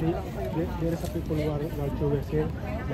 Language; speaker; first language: English; non-native, learner; Filipino